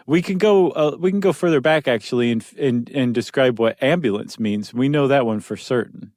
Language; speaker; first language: English; native; English